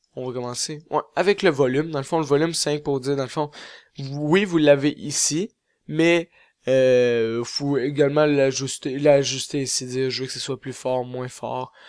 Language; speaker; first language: French; native; French